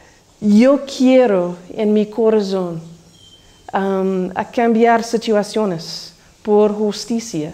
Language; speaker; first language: Spanish; non-native, learner; English